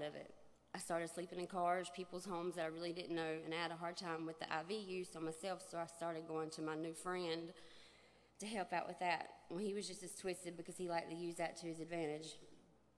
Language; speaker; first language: English; native; English